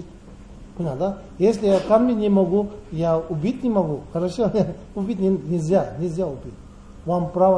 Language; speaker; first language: Russian; non-native, learner; Tibetan